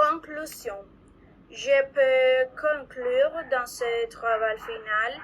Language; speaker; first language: French; non-native, learner; Spanish